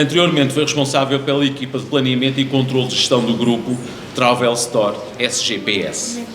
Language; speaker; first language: Portuguese; native; Portuguese